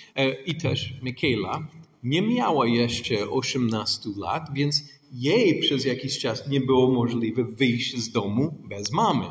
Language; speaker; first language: Polish; non-native, fluent; English